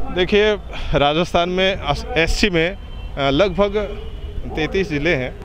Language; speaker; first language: Hindi; native; Hindi